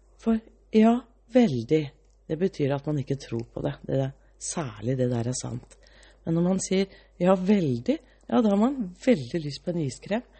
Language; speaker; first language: Norwegian; early bilingual, other home language; Danish